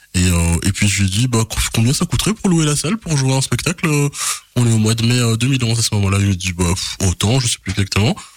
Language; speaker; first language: French; early bilingual, other home language; Lingala